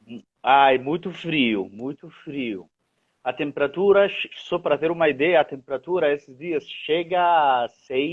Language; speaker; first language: Portuguese; non-native, fluent; Arabic